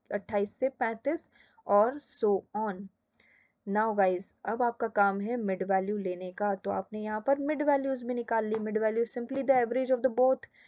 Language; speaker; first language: Hindi; native; Hindi